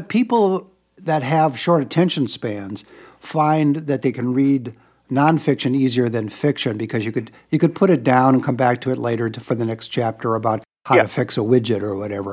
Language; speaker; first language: English; native; English